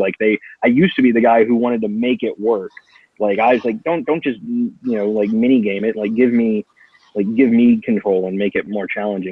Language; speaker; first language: English; native; English